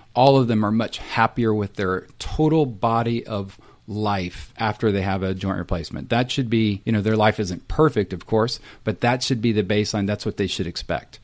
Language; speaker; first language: English; native; English